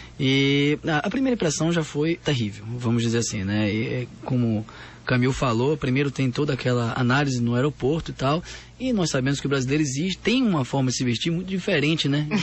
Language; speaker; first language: Portuguese; native; Portuguese